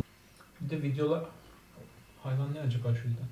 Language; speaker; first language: Turkish; native; Turkish